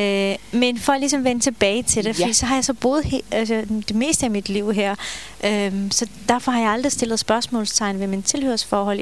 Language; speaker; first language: Danish; early bilingual, other home language; Turkish